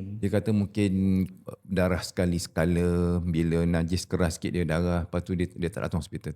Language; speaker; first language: Malay; native; Malay